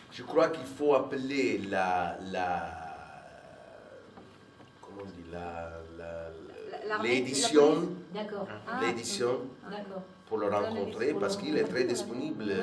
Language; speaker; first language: French; non-native, fluent; Italian